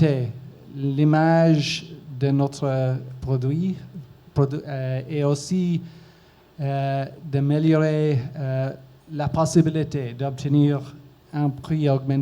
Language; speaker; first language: French; non-native, learner; English